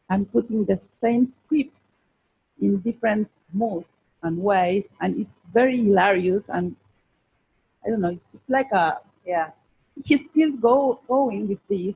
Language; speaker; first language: English; non-native, fluent; Spanish